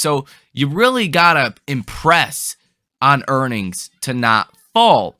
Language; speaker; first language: English; native; English